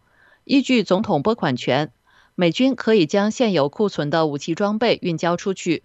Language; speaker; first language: Chinese; native; Chinese